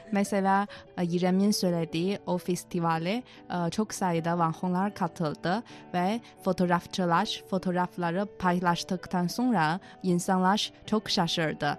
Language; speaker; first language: Turkish; non-native, fluent; Chinese